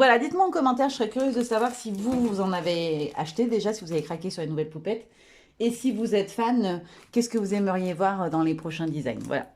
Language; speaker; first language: French; native; French